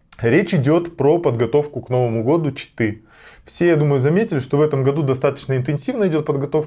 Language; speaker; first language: Russian; native; Russian